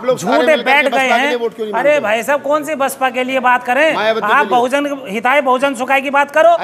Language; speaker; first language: Hindi; native; Hindi